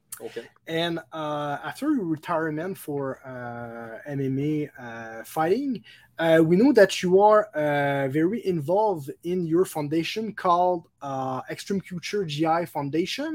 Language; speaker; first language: English; non-native, local second language; French